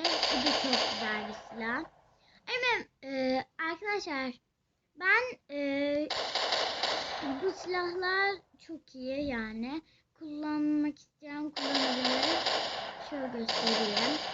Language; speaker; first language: Turkish; native; Turkish